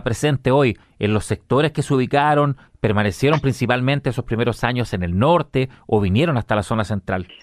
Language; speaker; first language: Spanish; native; Spanish